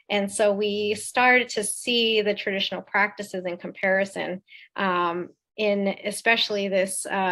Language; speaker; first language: English; native; English